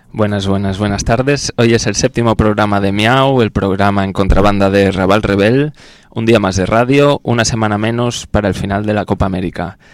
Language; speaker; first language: Spanish; native; Spanish